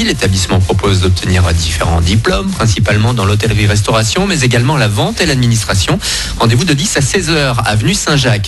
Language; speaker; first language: French; native; French